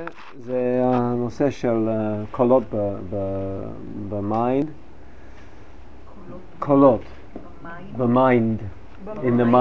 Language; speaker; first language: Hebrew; non-native, fluent; English